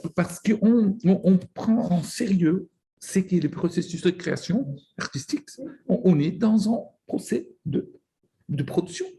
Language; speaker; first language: French; non-native, fluent; Portuguese